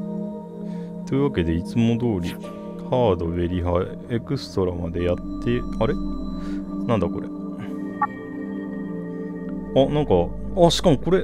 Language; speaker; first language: Japanese; native; Japanese